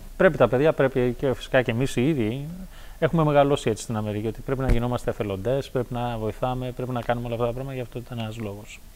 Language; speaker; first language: Greek; early bilingual, heritage; Greek